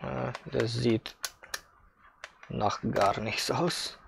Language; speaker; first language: German; non-native, fluent; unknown